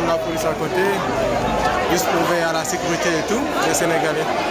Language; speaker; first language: French; non-native, local second language; Wolof